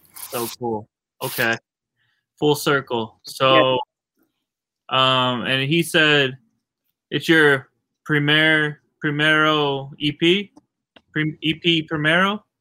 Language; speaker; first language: English; native; English